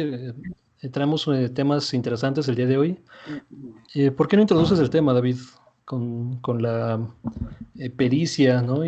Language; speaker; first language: Spanish; native; Spanish